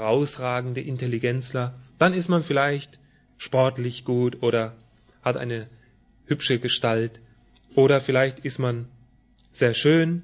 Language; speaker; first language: German; native; German